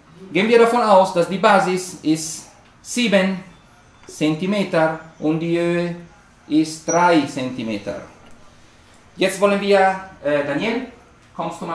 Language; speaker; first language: German; non-native, learner; Spanish